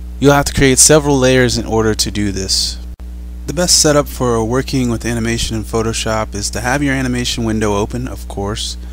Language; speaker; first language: English; native; English